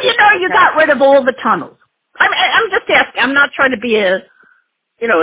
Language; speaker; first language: English; native; English